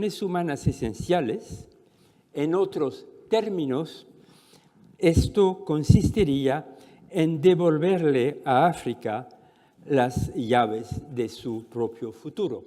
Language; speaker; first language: Spanish; non-native, fluent; French